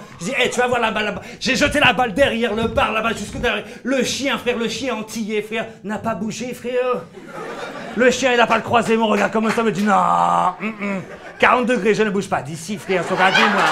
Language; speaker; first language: French; native; French